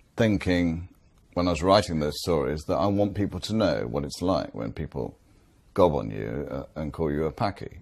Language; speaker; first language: English; native; English